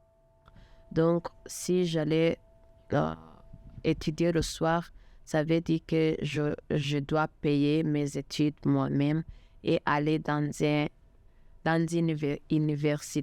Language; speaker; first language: French; non-native, local second language; Kinyarwanda